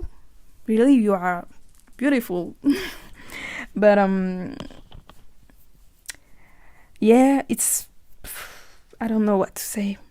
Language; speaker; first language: English; non-native, learner; French